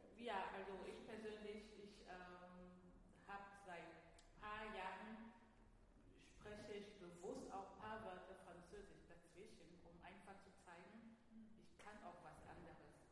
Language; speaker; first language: German; non-native, fluent; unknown